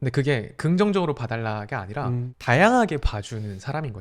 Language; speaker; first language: Korean; native; Korean